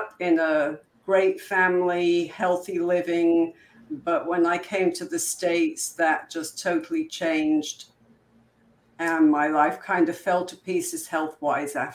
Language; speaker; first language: English; native; English